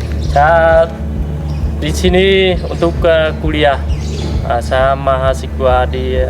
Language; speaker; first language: Indonesian; non-native, learner; Vietnamese